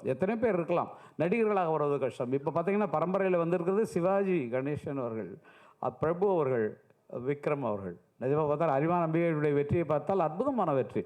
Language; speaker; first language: Tamil; native; Tamil